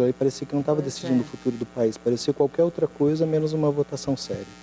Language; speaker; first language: Portuguese; native; Portuguese